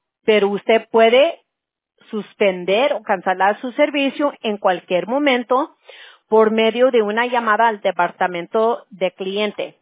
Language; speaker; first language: Spanish; early bilingual, other home language; English